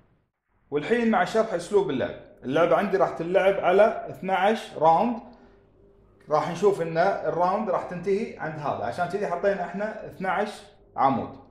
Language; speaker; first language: Arabic; native; Arabic